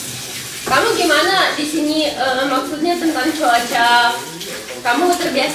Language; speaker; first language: Indonesian; non-native, learner; Russian